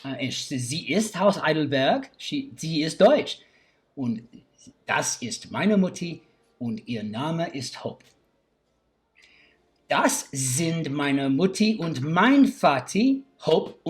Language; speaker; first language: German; non-native, learner; English